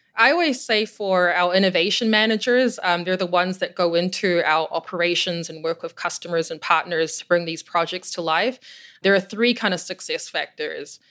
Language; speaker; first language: English; native; English